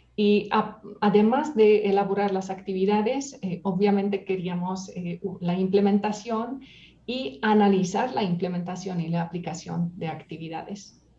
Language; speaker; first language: Spanish; non-native, fluent; Hungarian